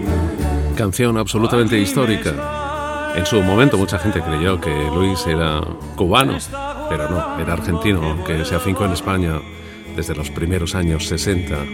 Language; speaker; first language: Spanish; native; Spanish